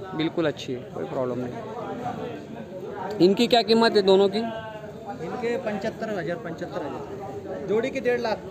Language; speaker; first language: Hindi; non-native, local second language; Marathi